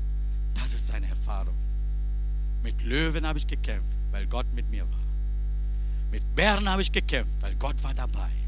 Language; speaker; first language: German; non-native, learner; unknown